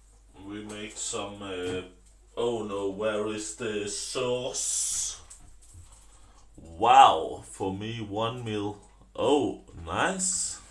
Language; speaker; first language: English; non-native, learner; Danish